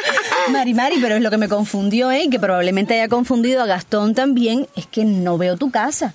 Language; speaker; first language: Spanish; native; Spanish